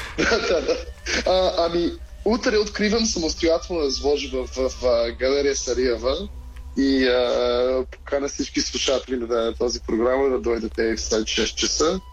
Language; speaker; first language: Bulgarian; non-native, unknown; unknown